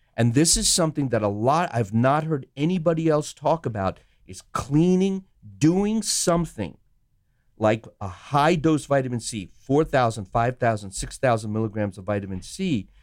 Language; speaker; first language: English; non-native, local second language; Sinhala